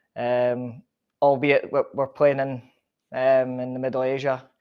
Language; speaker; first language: English; native; English